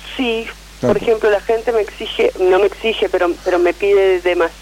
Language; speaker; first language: Spanish; native; Spanish